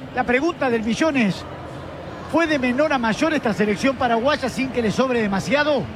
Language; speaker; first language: Spanish; native; Spanish